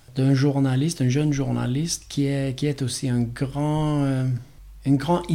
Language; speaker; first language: French; non-native, fluent; Swedish